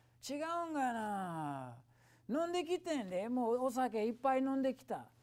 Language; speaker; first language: Japanese; non-native, fluent; English